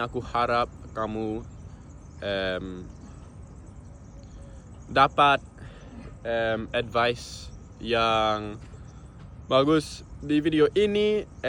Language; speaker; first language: Indonesian; non-native, fluent; English